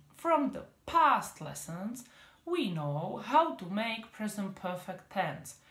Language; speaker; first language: English; non-native, fluent; Czech